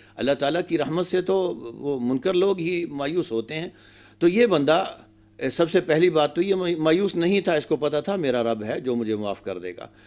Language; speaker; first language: Urdu; native; Urdu